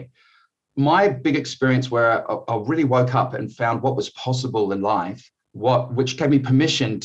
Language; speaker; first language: English; native; English